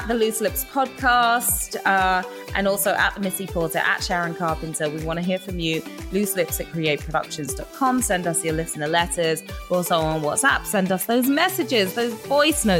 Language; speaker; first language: English; native; English